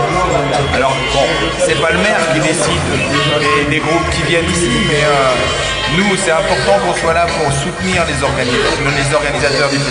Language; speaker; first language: French; native; French